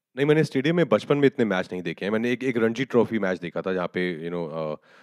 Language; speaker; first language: Hindi; native; Hindi